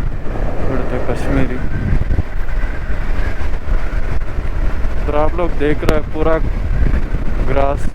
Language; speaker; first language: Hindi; non-native, local second language; Malayalam